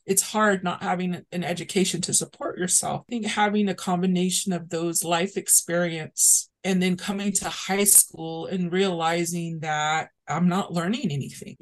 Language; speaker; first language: English; early bilingual, other home language; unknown